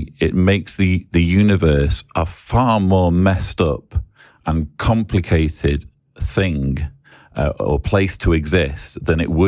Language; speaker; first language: English; native; English